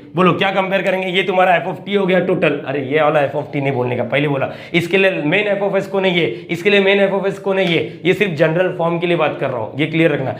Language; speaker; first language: Hindi; non-native, local second language; Marathi